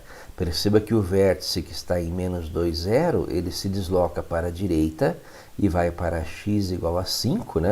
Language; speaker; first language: Portuguese; native; Portuguese